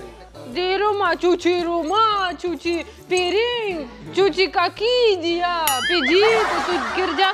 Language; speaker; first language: Indonesian; non-native, learner; Russian